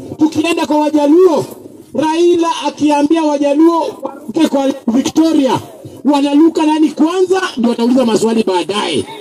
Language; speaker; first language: Swahili; non-native, local second language; Luyia